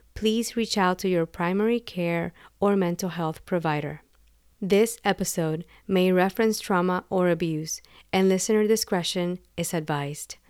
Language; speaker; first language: English; non-native, fluent; Spanish